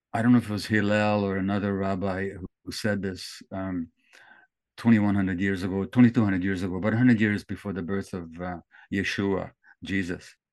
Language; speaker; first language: English; early bilingual, other home language; Hungarian